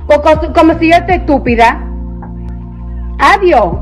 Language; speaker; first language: Spanish; early bilingual, heritage; Spanish